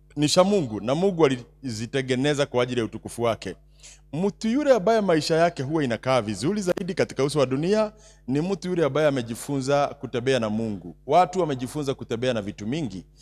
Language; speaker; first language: Swahili; non-native, local second language; Kikuyu